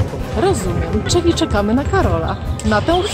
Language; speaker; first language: Polish; native; Polish